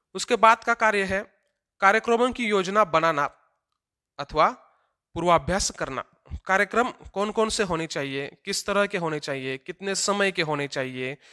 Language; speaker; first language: Hindi; non-native, local second language; Marathi